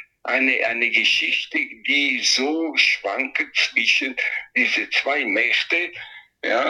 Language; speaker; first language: German; non-native, fluent; Italian